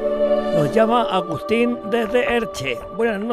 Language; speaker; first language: Spanish; native; Spanish